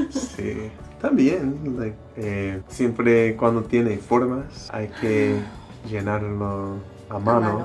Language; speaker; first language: Spanish; non-native, learner; English